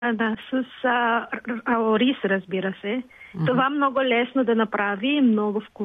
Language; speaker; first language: Bulgarian; non-native, learner; Filipino